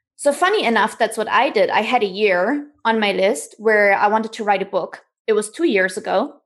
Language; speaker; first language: English; non-native, fluent; German